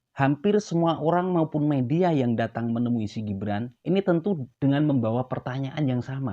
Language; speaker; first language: Indonesian; native; Indonesian